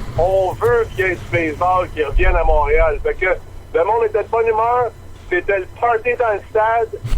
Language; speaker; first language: French; native; French